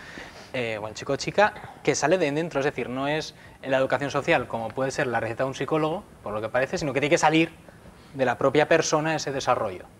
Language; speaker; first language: Spanish; native; Spanish